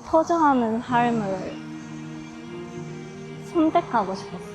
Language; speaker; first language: Korean; non-native, fluent; Japanese